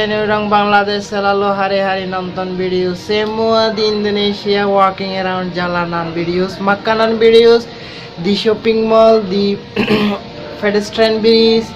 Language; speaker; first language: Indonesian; non-native, learner; Bangla